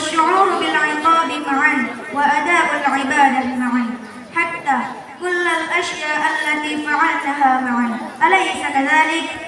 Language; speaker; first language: Arabic; non-native, learner; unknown